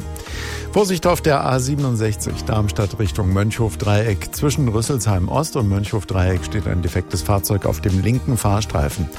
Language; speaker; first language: German; native; German